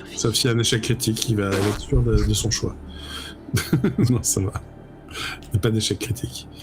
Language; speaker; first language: French; native; French